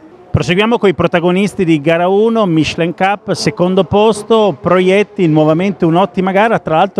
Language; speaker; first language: Italian; native; Italian